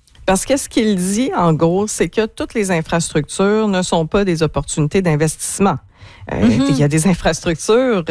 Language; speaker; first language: French; native; French